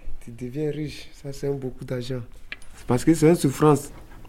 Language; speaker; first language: French; non-native, learner; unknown